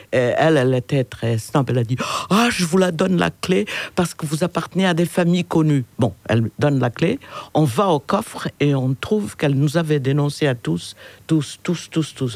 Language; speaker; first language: French; non-native, fluent; Portuguese